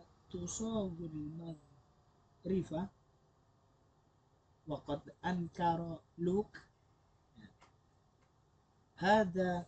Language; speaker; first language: Arabic; non-native, learner; Indonesian